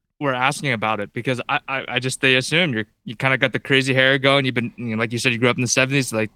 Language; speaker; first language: English; native; English